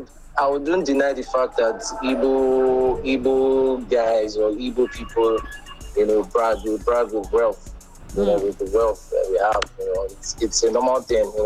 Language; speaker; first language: English; non-native, local second language; Igbo